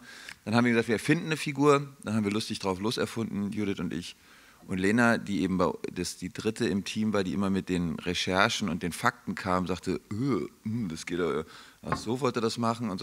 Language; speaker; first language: German; native; German